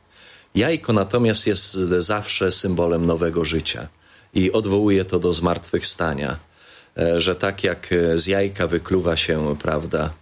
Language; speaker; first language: Polish; native; Polish